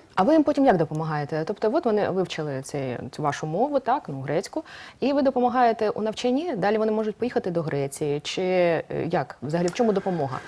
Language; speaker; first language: Ukrainian; native; Ukrainian